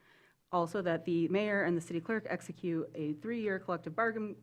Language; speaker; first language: English; native; English